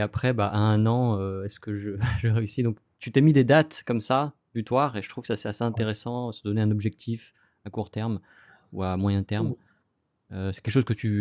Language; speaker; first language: French; native; French